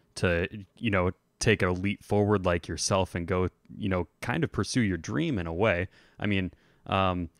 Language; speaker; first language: English; native; English